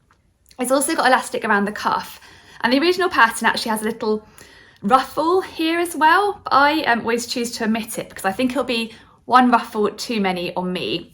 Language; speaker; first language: English; native; English